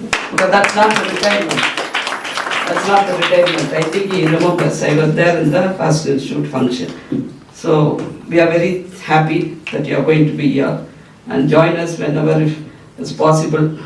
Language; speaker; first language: English; non-native, local second language; Tamil